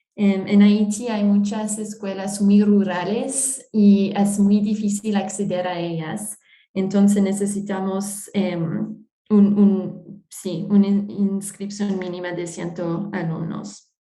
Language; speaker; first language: Spanish; non-native, fluent; French